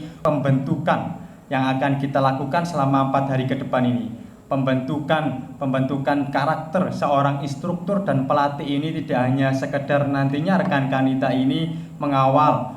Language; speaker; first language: Indonesian; native; Indonesian